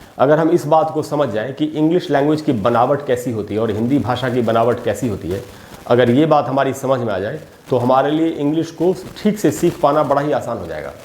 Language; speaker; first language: Hindi; native; Hindi